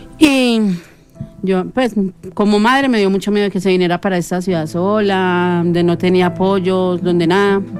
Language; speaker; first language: Spanish; native; Spanish